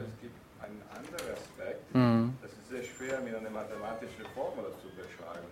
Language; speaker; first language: German; non-native, fluent; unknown